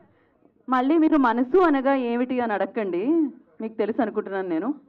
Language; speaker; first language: Telugu; native; Telugu